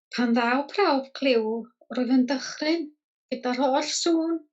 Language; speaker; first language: Welsh; native; Welsh